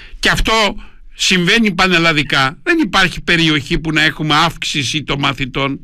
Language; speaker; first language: Greek; native; Greek